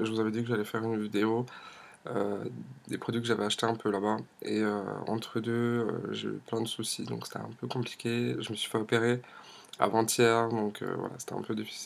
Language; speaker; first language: French; native; French